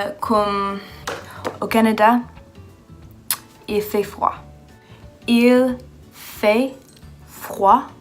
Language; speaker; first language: French; non-native, learner; English